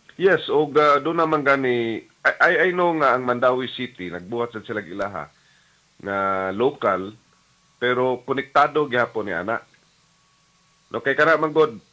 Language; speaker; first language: Cebuano; native; Cebuano